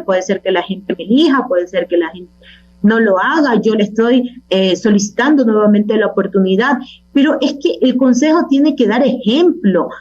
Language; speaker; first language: Spanish; native; Spanish